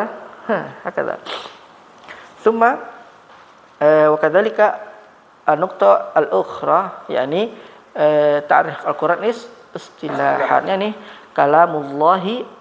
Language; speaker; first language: Arabic; non-native, fluent; Malay